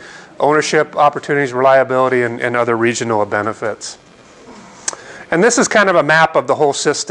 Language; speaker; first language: English; native; English